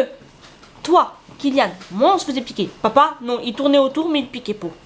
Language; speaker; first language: French; native; French